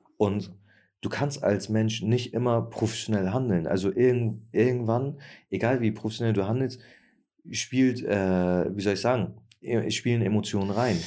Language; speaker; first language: German; early bilingual, other home language; Turkish